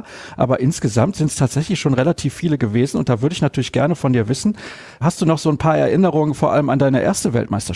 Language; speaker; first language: German; native; German